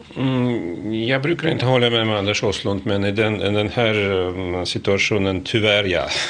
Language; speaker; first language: Swedish; non-native, fluent; Russian